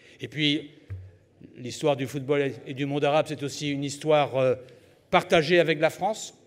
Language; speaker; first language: French; native; French